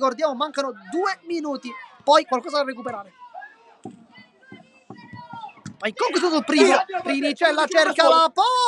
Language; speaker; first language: Italian; native; Italian